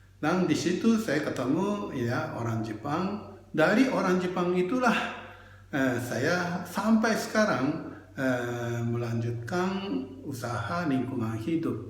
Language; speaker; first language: Indonesian; non-native, fluent; Japanese